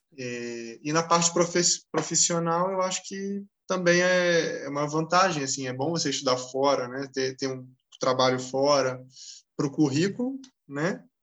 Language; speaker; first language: Portuguese; native; Portuguese